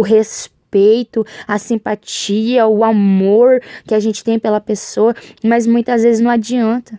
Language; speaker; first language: Portuguese; native; Portuguese